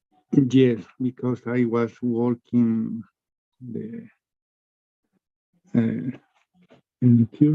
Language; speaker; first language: English; non-native, learner; Spanish